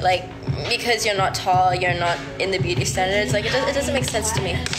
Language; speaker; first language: English; early bilingual, other home language; Thai